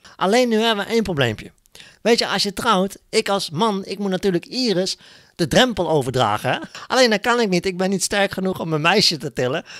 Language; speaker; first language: Dutch; native; Dutch